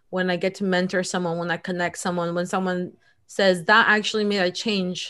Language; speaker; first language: English; early bilingual, other home language; Spanish